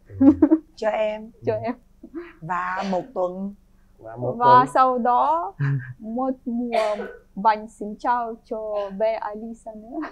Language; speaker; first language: Vietnamese; non-native, fluent; Ukrainian